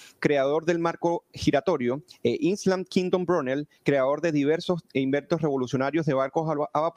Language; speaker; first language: Spanish; native; Spanish